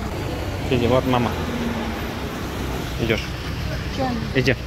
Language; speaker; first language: Russian; non-native, local second language; Azerbaijani